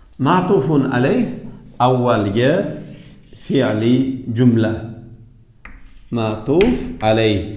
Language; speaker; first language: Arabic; non-native, fluent; Uzbek